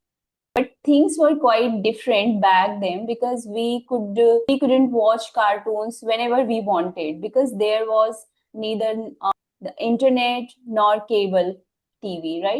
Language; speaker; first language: English; non-native, fluent; Hindi